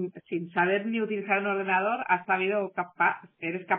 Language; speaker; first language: Spanish; native; Spanish